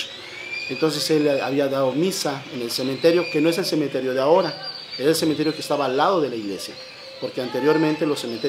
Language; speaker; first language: Spanish; native; Spanish